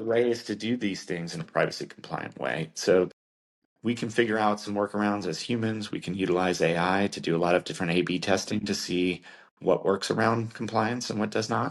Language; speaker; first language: English; native; English